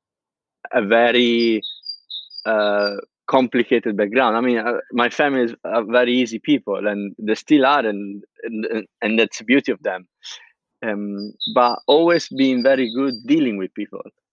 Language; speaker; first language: English; non-native, fluent; Italian